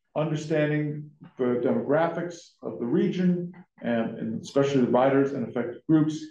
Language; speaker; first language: English; native; English